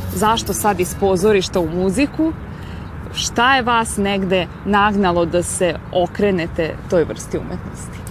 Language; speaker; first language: Serbian; native; Serbian